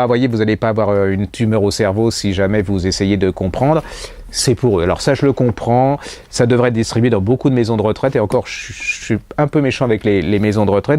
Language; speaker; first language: French; native; French